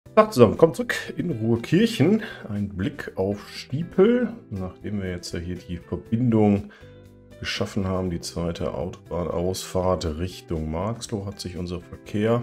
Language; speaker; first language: German; native; German